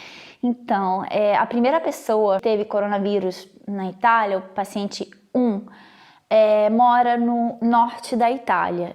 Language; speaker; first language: Portuguese; non-native, fluent; Italian